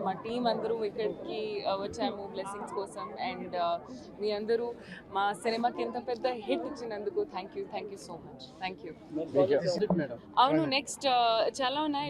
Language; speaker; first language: Telugu; non-native, fluent; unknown